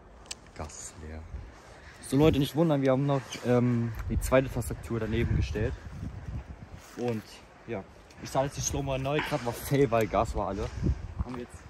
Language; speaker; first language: German; native; German